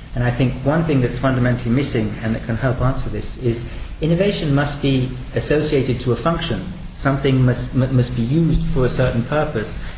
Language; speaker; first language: English; native; English